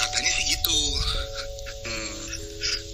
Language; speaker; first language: Indonesian; native; Indonesian